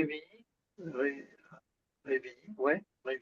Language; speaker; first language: Hebrew; non-native, learner; French